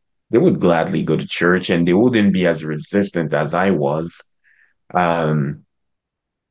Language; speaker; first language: English; non-native, local second language; French